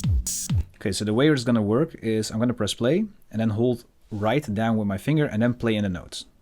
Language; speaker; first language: English; non-native, fluent; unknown